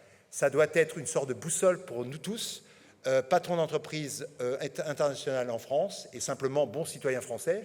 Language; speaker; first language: French; native; French